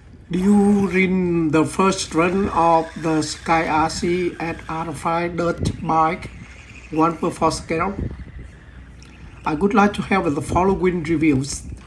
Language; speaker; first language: English; non-native, learner; Vietnamese